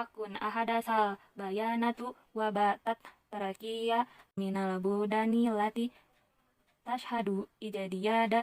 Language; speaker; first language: Arabic; non-native, learner; Indonesian